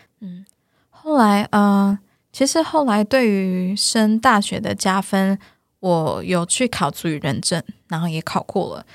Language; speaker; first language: Chinese; native; Chinese